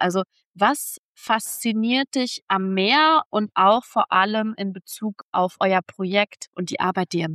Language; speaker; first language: German; native; German